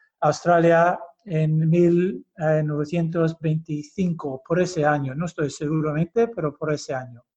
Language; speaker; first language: Spanish; early bilingual, heritage; Basque